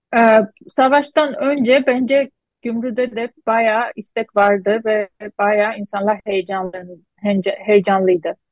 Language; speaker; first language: Turkish; non-native, fluent; Armenian